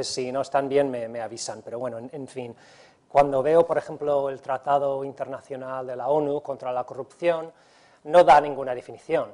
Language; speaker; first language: Spanish; non-native, fluent; English